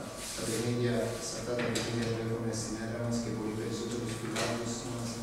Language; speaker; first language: Greek; non-native, fluent; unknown